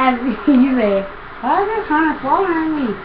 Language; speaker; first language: English; native; English